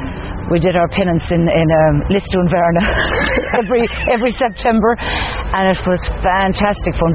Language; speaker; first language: English; native; English